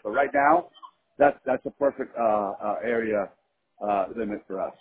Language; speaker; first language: English; early bilingual, other home language; Spanish